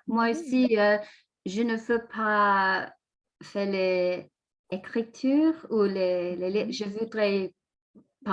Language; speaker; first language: French; non-native, learner; English